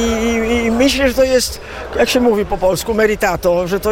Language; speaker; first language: Polish; early bilingual, heritage; Italian